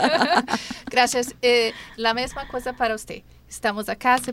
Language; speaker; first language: Spanish; non-native, fluent; Portuguese